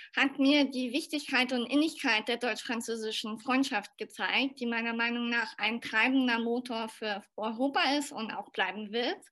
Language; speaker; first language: German; early bilingual, other home language; French